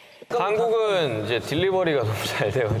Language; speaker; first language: Korean; native; Korean